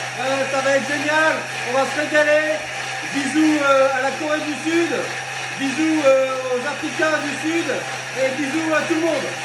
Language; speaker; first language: French; native; French